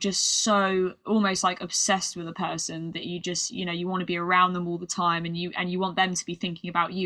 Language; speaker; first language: English; native; English